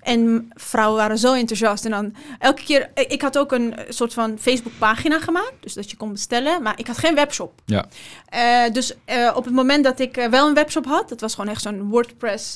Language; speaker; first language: Dutch; early bilingual, other home language; Persian